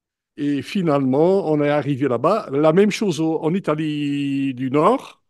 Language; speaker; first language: French; non-native, local second language; Dutch